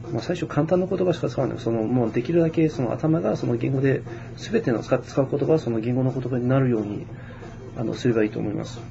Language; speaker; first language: Japanese; non-native, fluent; English